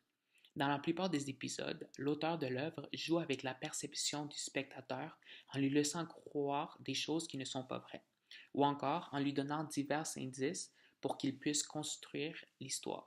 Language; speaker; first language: French; native; French